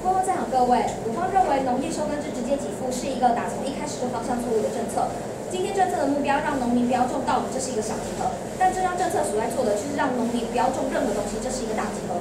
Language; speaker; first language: Chinese; native; Chinese